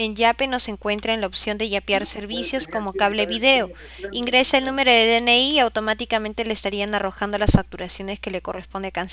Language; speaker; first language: Spanish; native; Spanish